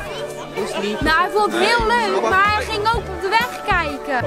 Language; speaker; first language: Dutch; native; Dutch